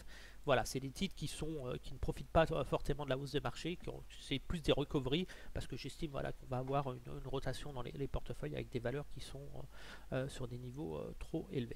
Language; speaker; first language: French; native; French